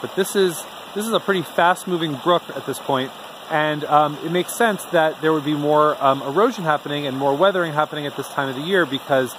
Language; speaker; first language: English; native; English